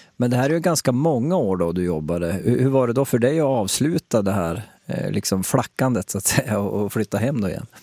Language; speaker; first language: Swedish; native; Swedish